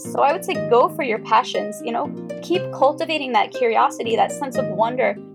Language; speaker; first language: English; native; English